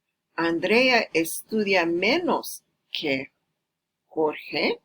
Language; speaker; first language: Spanish; non-native, fluent; English